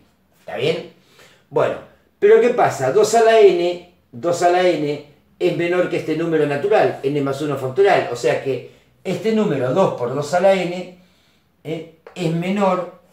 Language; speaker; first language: Spanish; native; Spanish